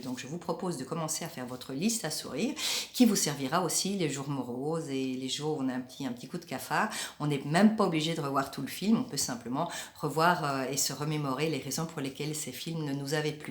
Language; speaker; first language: French; native; French